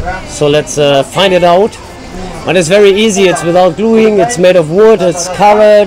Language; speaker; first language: English; non-native, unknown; German